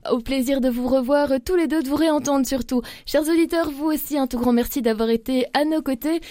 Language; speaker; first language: French; native; French